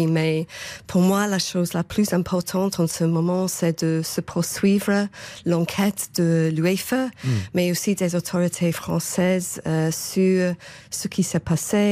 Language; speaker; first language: French; non-native, fluent; English